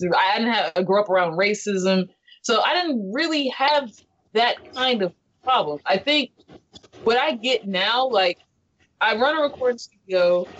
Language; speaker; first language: English; native; English